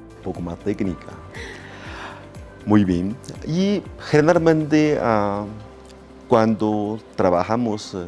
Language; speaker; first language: Spanish; non-native, learner; Chinese